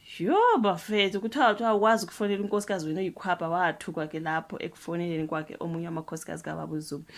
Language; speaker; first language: Zulu; non-native, local second language; Xhosa